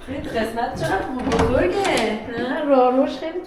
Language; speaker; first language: Persian; native; Persian